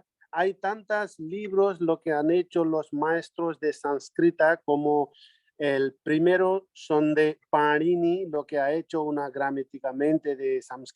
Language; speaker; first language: Spanish; non-native, learner; Nepali